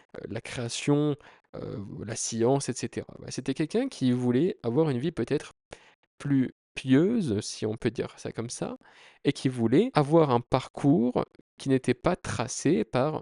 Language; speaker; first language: French; native; French